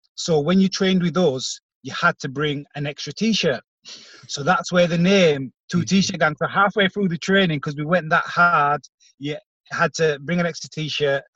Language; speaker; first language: English; native; English